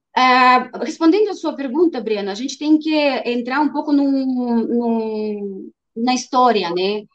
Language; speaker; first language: Portuguese; non-native, fluent; Russian